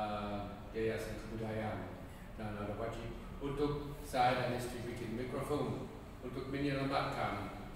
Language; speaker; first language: Indonesian; non-native, fluent; English